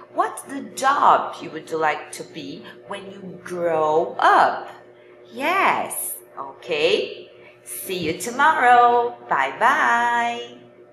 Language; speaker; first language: English; non-native, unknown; Portuguese